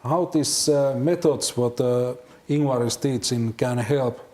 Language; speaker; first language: English; non-native, learner; Finnish